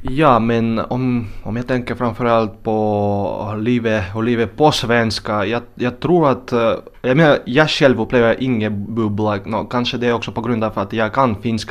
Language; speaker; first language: Swedish; non-native, fluent; Russian